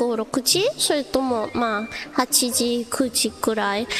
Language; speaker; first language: Japanese; non-native, learner; English